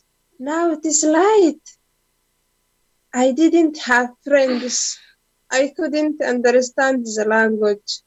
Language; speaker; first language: English; non-native, learner; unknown